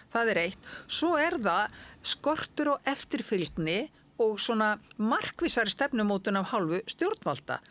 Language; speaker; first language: Icelandic; native; Icelandic